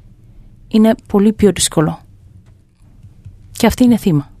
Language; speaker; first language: Greek; non-native, fluent; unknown